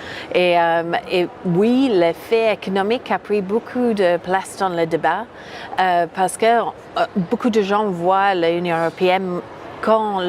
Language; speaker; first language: French; non-native, fluent; English